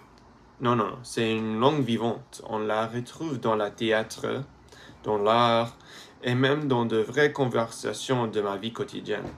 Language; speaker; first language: French; non-native, learner; English